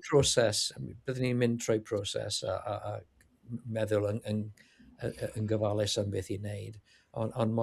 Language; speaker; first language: Welsh; non-native, learner; English